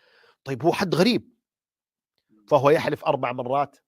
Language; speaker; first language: Arabic; native; Arabic